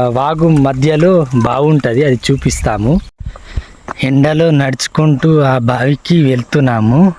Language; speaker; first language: Telugu; native; Telugu